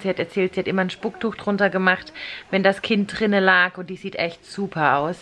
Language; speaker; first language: German; native; German